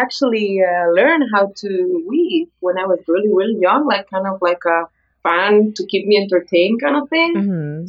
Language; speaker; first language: English; non-native, fluent; Spanish